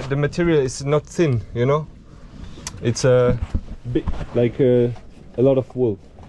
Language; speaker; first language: English; non-native, fluent; German